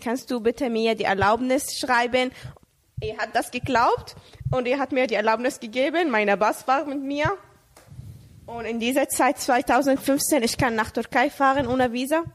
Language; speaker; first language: German; non-native, learner; Arabic